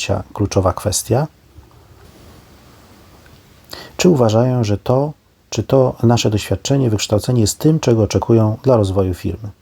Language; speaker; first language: Polish; native; Polish